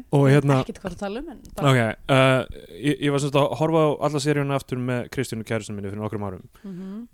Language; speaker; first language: Icelandic; non-native, fluent; English